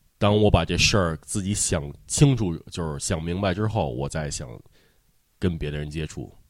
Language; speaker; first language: Chinese; early bilingual, heritage; Chinese